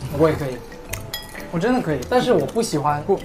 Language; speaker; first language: Chinese; native; Chinese